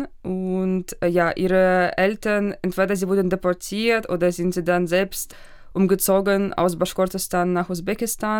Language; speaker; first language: German; non-native, fluent; Russian